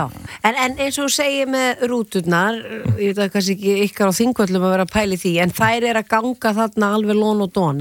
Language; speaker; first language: Icelandic; native; Icelandic